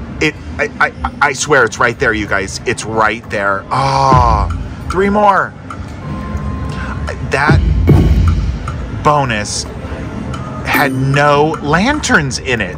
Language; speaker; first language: English; native; English